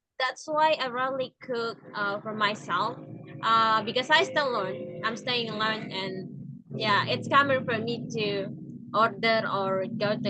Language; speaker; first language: English; non-native, learner; Indonesian